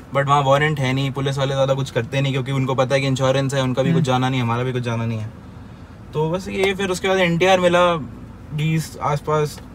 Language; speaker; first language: Hindi; native; Hindi